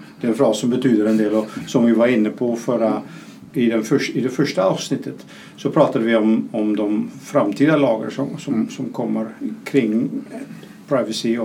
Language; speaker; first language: Swedish; non-native, fluent; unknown